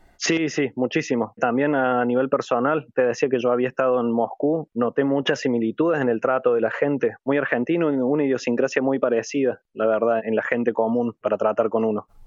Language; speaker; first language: Spanish; native; Spanish